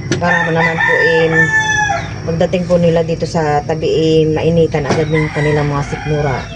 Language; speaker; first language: Filipino; native; Filipino